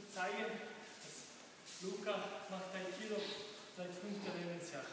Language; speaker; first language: German; non-native, learner; Serbian